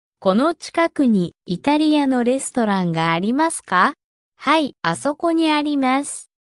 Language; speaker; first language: Japanese; non-native, fluent; Korean